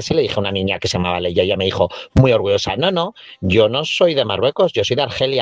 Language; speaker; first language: Spanish; native; Spanish